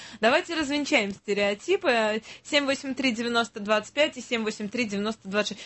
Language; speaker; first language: Russian; native; Russian